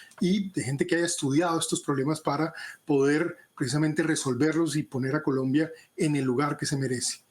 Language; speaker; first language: Spanish; native; Spanish